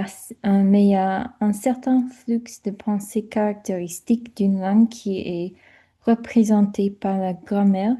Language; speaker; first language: French; non-native, fluent; English